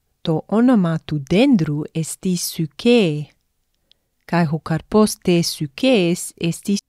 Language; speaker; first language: Greek; non-native, fluent; English